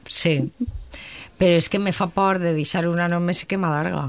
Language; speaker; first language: Catalan; native; Catalan